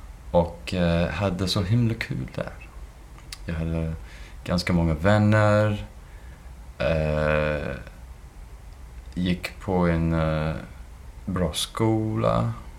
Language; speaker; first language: Swedish; non-native, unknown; English